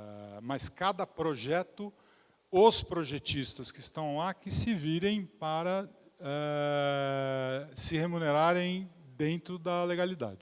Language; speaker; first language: Portuguese; native; Portuguese